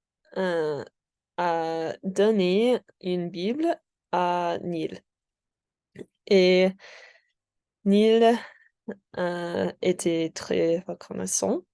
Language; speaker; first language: French; non-native, learner; English